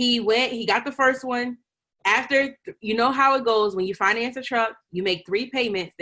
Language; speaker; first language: English; native; English